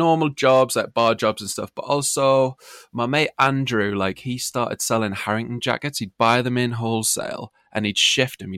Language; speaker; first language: English; native; English